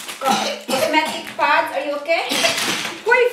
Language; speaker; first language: English; non-native, learner; Filipino